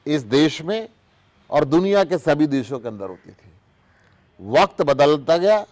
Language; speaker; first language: Hindi; native; Hindi